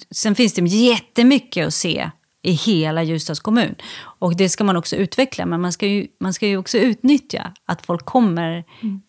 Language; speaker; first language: Swedish; native; Swedish